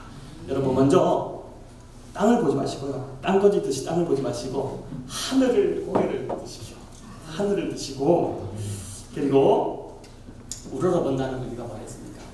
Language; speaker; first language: Korean; native; Korean